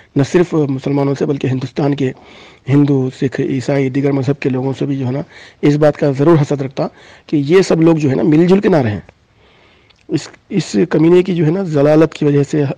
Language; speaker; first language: Urdu; native; Urdu